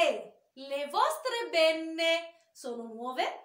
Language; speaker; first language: Italian; non-native, fluent; Arabic